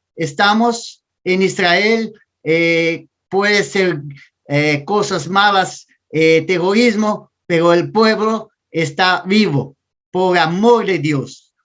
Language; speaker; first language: Spanish; non-native, learner; Portuguese